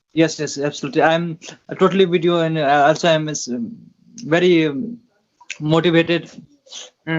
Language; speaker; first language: English; non-native, learner; Hindi